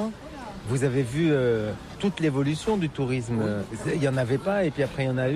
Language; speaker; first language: French; native; French